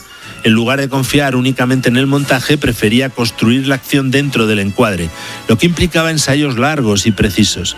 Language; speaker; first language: Spanish; native; Spanish